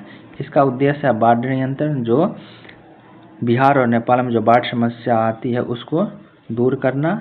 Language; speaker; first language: Hindi; native; Hindi